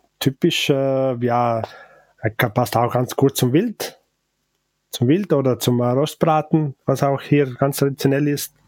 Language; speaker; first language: German; non-native, local second language; Ladin